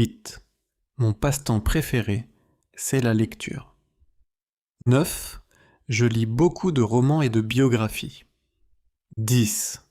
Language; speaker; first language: French; native; French